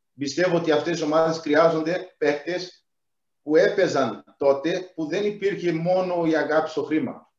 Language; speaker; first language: Greek; non-native, fluent; Portuguese